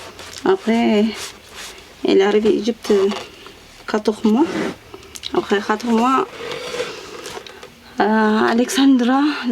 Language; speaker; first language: French; non-native, learner; Tigrinya